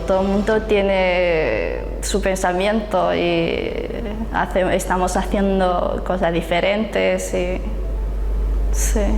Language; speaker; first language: Spanish; non-native, learner; Chinese